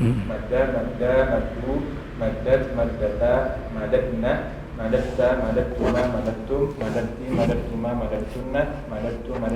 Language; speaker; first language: Arabic; non-native, learner; Indonesian